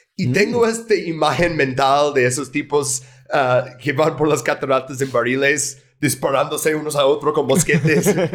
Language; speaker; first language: Spanish; non-native, fluent; English